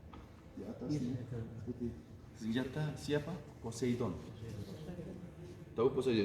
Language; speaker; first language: Indonesian; non-native, learner; Turkish